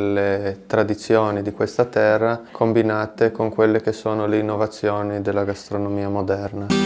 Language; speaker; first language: Italian; native; Italian